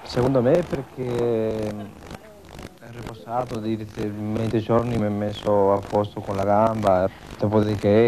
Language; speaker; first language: Italian; non-native, fluent; Spanish